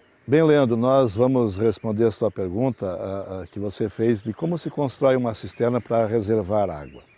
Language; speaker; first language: Portuguese; native; Portuguese